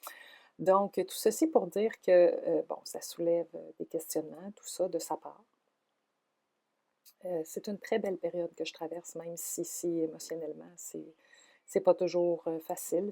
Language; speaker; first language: French; native; French